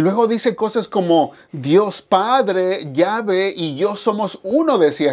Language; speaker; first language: Spanish; native; Spanish